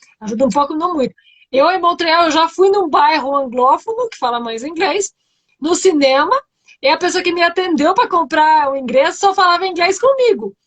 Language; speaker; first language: Portuguese; non-native, fluent; French